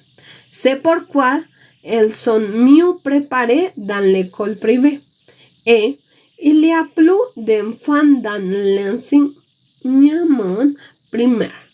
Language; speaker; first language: French; non-native, learner; Spanish